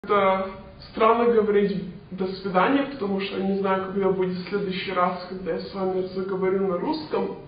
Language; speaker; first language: Russian; non-native, fluent; English